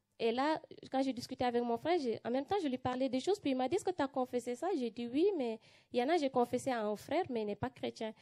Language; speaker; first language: French; non-native, local second language; Wolof